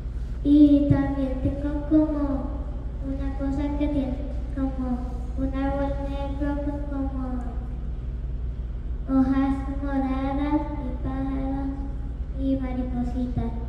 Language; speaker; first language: Spanish; early bilingual, other home language; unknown